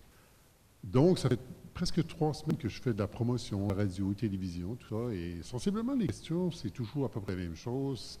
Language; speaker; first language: French; native; French